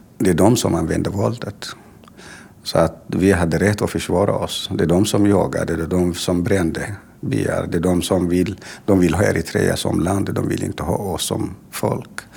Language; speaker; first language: Swedish; non-native, fluent; Tigrinya